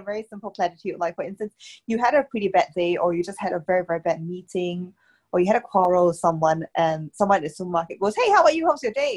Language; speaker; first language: English; native; English